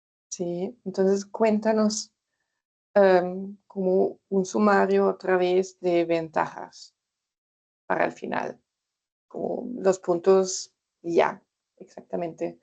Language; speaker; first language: Spanish; non-native, fluent; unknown